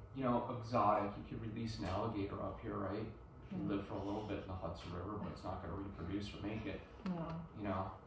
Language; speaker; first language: English; native; English